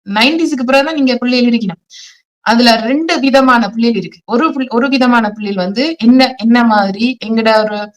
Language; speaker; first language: Tamil; early bilingual, heritage; Tamil